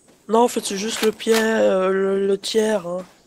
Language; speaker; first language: French; native; French